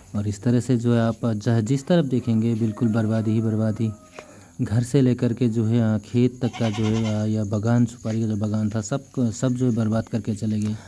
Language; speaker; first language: Hindi; non-native, local second language; Nepali